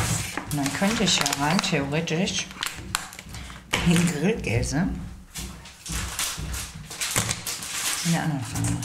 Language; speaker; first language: German; native; German